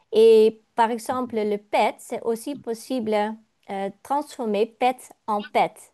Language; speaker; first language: French; non-native, learner; Dutch